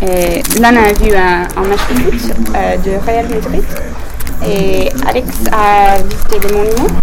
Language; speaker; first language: French; non-native, learner; English